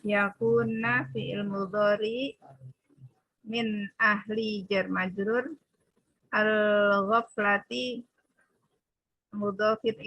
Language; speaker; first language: Arabic; non-native, learner; Indonesian